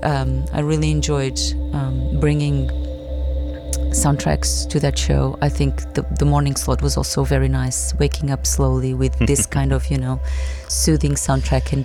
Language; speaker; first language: English; non-native, fluent; Portuguese